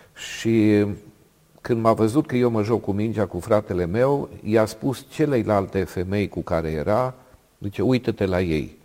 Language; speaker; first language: Romanian; native; Romanian